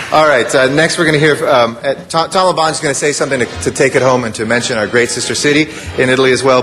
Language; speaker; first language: English; early bilingual, other home language; Italian